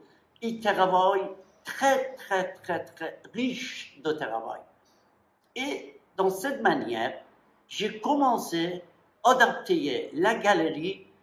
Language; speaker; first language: French; non-native, fluent; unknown